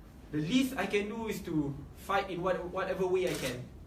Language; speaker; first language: English; non-native, local second language; Malay